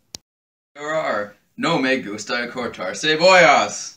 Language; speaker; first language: Spanish; non-native, learner; English